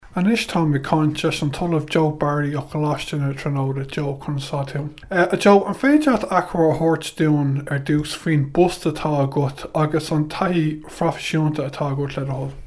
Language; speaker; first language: Irish; non-native, local second language; English